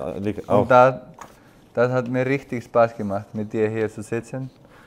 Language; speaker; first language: German; non-native, learner; Icelandic